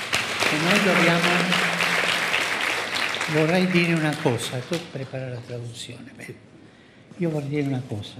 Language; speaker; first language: Italian; non-native, fluent; Spanish